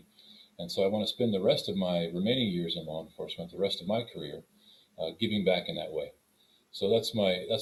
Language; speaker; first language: English; native; English